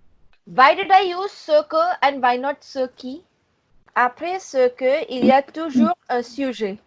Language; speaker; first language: French; non-native, fluent; Hindi